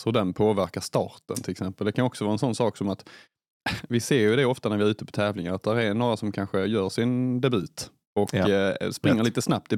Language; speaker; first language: Swedish; native; Swedish